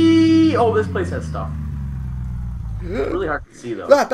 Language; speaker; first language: English; native; English